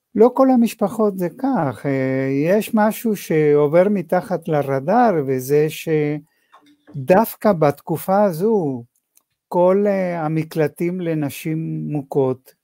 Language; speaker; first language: Hebrew; non-native, fluent; Spanish